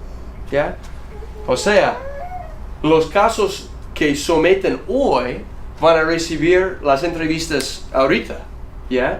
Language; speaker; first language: Spanish; non-native, fluent; English